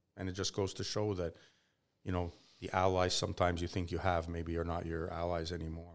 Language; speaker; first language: English; native; English